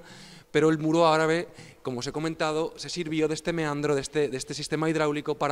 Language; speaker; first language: Spanish; native; Spanish